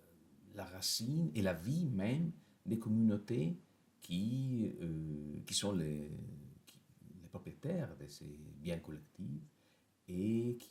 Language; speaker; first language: French; non-native, fluent; Italian